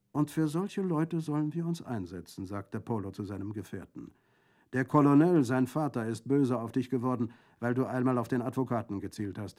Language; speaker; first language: German; native; German